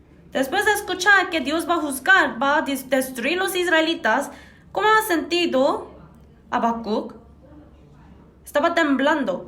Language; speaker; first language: Spanish; non-native, fluent; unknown